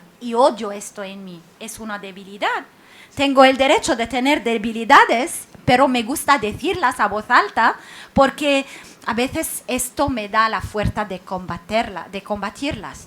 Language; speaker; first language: Spanish; non-native, fluent; Arabic